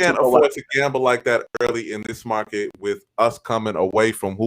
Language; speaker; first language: English; native; English